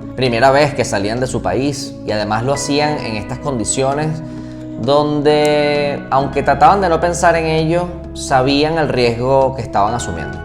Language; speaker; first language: Spanish; native; Spanish